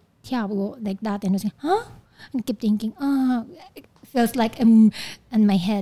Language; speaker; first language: English; non-native, local second language; Filipino